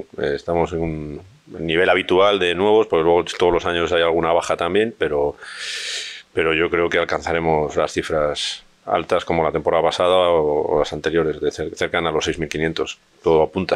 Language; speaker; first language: Spanish; native; Spanish